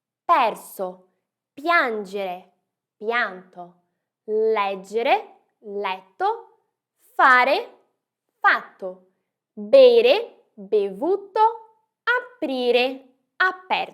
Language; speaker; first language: Italian; non-native, fluent; Portuguese